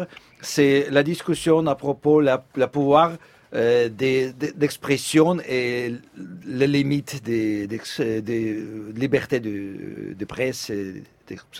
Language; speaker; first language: French; non-native, fluent; Russian